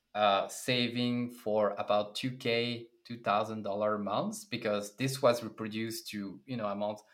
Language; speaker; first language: English; non-native, fluent; French